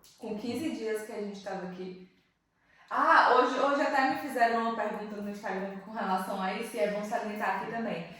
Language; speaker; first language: Portuguese; native; Portuguese